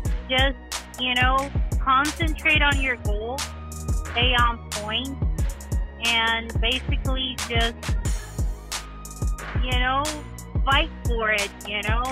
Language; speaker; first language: English; non-native, local second language; Spanish